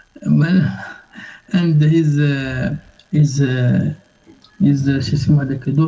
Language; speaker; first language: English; non-native, learner; Arabic